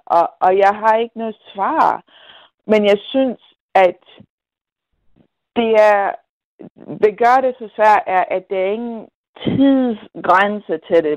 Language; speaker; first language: Danish; non-native, fluent; English